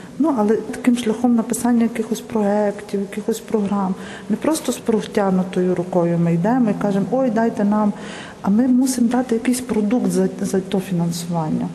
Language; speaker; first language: Ukrainian; native; Ukrainian